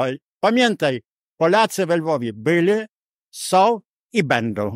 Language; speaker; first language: Polish; early bilingual, heritage; Polish